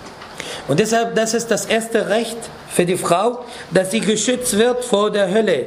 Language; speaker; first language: German; non-native, fluent; Arabic